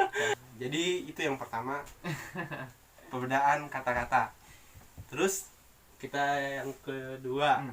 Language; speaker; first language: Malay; non-native, local second language; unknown